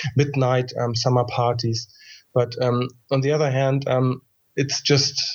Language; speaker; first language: English; non-native, fluent; German